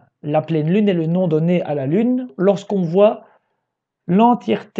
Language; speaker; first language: French; native; French